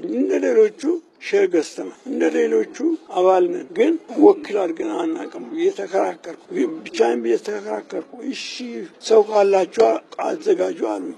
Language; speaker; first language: Amharic; non-native, local second language; Oromo